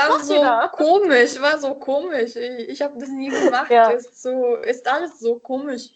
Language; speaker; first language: German; non-native, learner; Italian